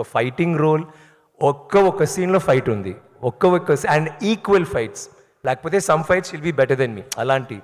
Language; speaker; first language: Telugu; non-native, learner; Tamil